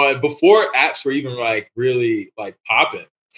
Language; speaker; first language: English; native; English